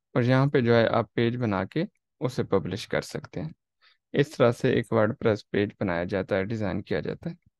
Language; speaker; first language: Urdu; non-native, local second language; Saraiki